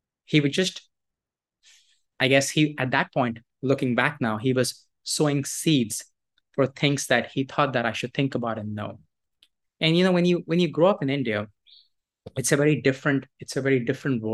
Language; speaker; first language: English; non-native, local second language; Hindi